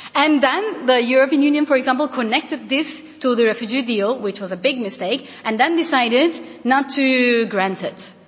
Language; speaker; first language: English; non-native, fluent; Turkish